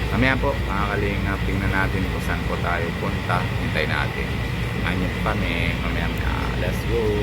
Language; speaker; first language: Filipino; non-native, local second language; Bikol